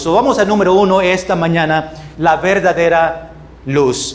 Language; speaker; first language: Spanish; non-native, fluent; English